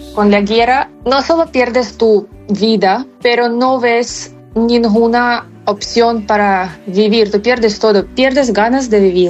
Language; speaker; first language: Spanish; non-native, fluent; Ukrainian